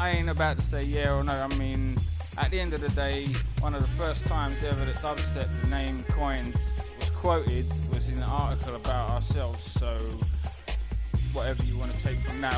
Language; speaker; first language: English; native; English